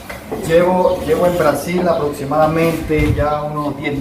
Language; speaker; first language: Spanish; native; Spanish